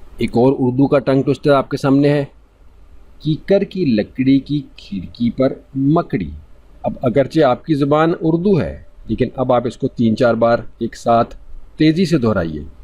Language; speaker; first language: Urdu; native; Urdu